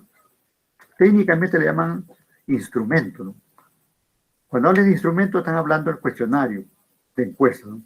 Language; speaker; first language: Spanish; native; Spanish